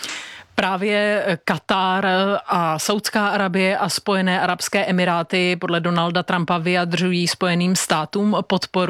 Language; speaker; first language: Czech; native; Czech